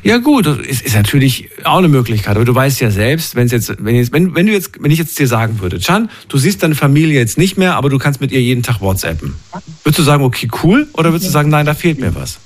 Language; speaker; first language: German; native; German